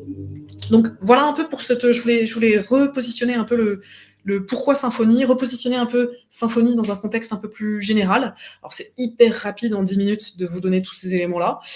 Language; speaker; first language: French; native; French